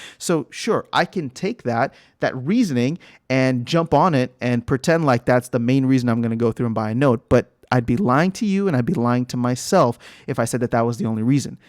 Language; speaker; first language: English; native; English